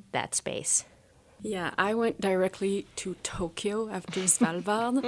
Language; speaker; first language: English; native; English